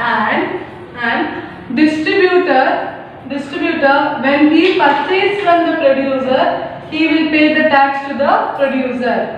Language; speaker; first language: English; non-native, local second language; Kannada